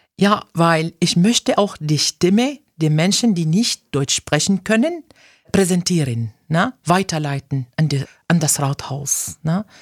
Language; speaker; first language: German; non-native, fluent; Arabic